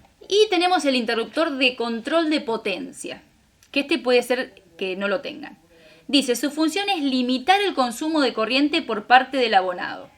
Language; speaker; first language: Spanish; native; Spanish